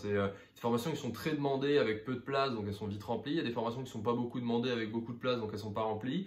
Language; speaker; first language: French; native; French